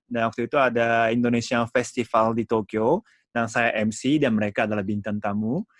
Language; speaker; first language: Indonesian; non-native, fluent; Japanese